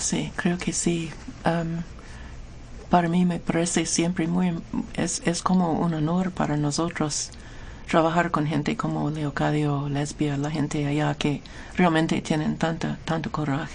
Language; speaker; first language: Spanish; non-native, fluent; English